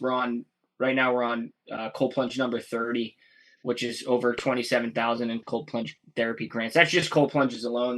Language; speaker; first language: English; native; English